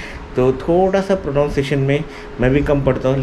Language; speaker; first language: Hindi; non-native, local second language; Marathi